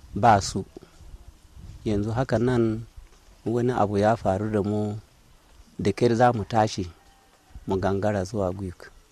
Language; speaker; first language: Hausa; non-native, local second language; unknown